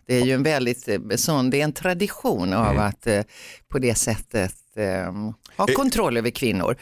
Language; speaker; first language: Swedish; native; Swedish